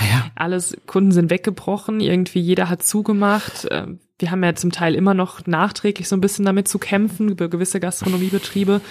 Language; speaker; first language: German; native; German